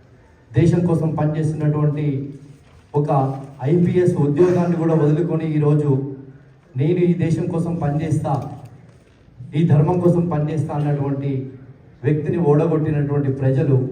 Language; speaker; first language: Telugu; native; Telugu